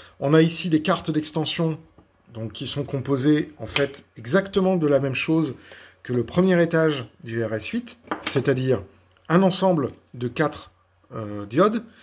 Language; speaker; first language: French; native; French